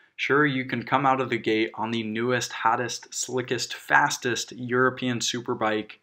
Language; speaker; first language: English; native; English